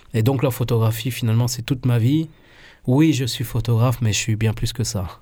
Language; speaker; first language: French; non-native, fluent; Spanish